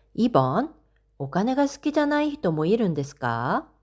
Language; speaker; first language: Japanese; non-native, fluent; Korean